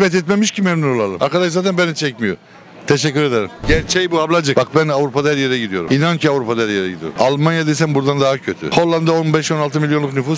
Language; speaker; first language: Turkish; native; Turkish